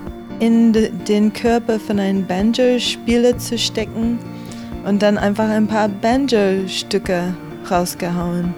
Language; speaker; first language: German; non-native, fluent; English